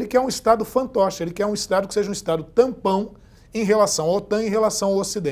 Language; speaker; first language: Portuguese; native; Portuguese